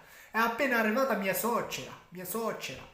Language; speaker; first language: Italian; non-native, fluent; Arabic